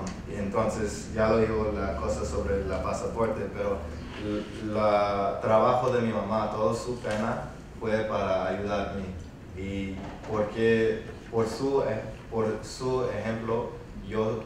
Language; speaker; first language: Spanish; early bilingual, other home language; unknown